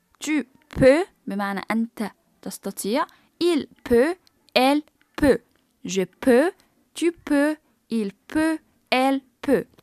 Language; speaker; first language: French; non-native, fluent; Arabic